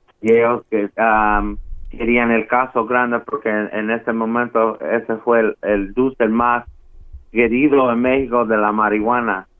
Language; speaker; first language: Spanish; early bilingual, heritage; Spanish